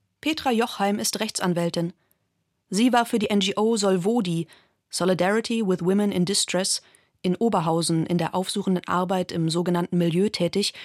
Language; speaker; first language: German; native; German